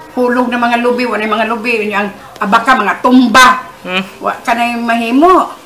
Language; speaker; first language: Cebuano; native; Cebuano